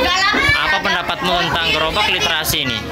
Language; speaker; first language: Indonesian; native; Indonesian